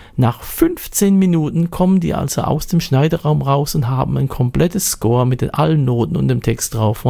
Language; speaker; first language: German; native; German